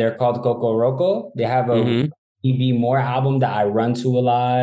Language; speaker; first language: English; native; English